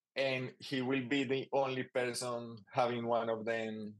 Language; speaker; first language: English; non-native, fluent; Spanish